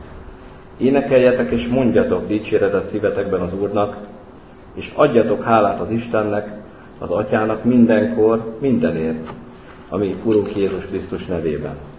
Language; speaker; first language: Hungarian; native; Hungarian